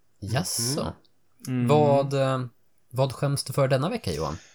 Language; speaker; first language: Swedish; native; Swedish